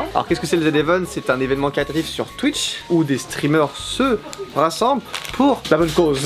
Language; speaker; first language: French; native; French